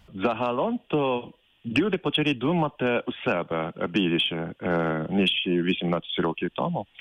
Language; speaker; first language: Ukrainian; non-native, fluent; Japanese